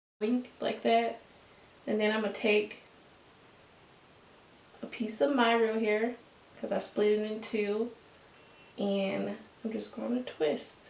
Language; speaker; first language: English; native; English